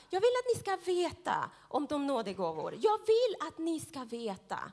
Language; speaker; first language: Swedish; non-native, fluent; Spanish